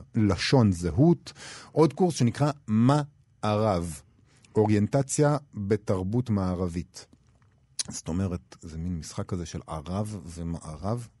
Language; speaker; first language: Hebrew; native; Hebrew